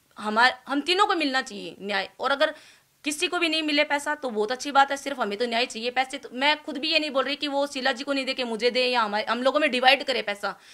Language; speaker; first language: Hindi; native; Hindi